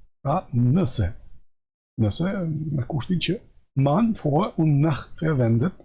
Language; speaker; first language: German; non-native, fluent; Albanian